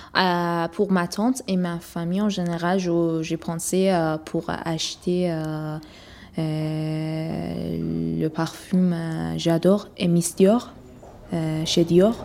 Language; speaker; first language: French; non-native, learner; Persian